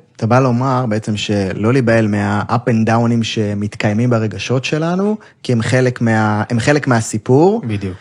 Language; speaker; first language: Hebrew; native; Hebrew